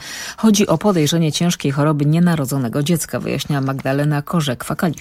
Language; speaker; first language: Polish; native; Polish